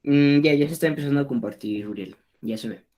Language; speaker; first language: Spanish; native; Spanish